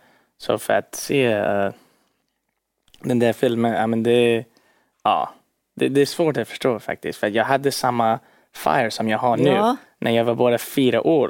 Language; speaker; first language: Swedish; early bilingual, heritage; English